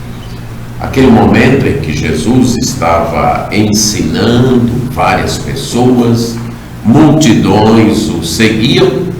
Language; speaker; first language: Portuguese; native; Portuguese